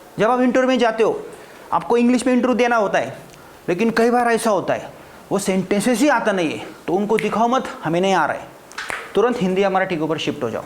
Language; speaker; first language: Hindi; non-native, local second language; Marathi